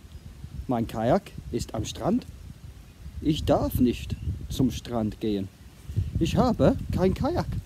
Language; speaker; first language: German; non-native, fluent; English